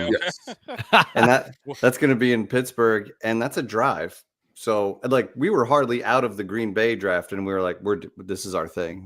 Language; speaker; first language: English; native; English